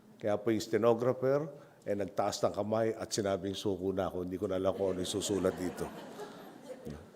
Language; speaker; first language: Filipino; native; Filipino